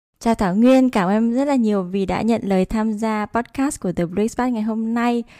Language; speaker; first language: Vietnamese; native; Vietnamese